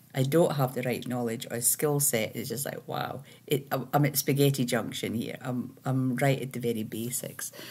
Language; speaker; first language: English; native; English